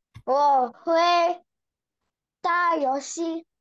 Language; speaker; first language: Chinese; non-native, learner; Indonesian